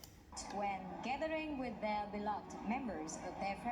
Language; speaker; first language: English; non-native, learner; Vietnamese